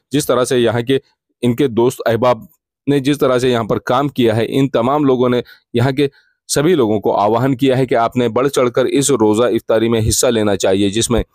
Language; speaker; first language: Urdu; native; Urdu